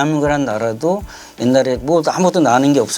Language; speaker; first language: Korean; native; Korean